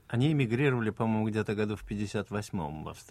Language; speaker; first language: Russian; native; Russian